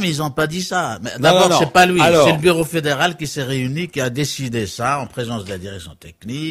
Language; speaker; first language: French; non-native, local second language; Arabic